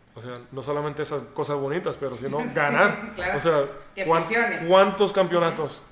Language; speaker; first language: Spanish; early bilingual, heritage; Spanish